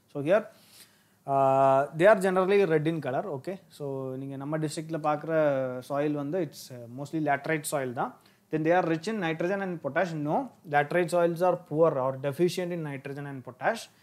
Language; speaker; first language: English; non-native, local second language; Tamil